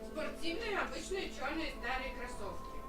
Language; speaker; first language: Russian; native; Russian